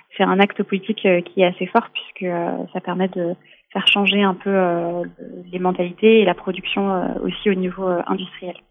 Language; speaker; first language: French; native; French